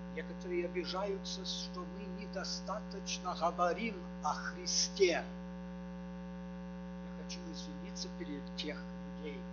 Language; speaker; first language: Russian; early bilingual, heritage; Russian